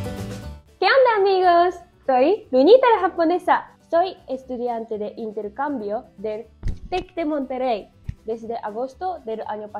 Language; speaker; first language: Spanish; non-native, fluent; Japanese